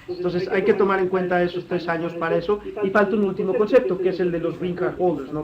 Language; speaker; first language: Spanish; native; Spanish